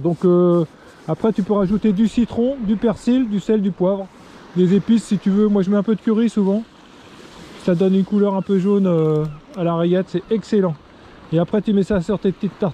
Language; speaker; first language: French; native; French